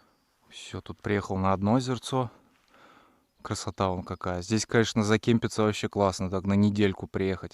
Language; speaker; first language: Russian; native; Russian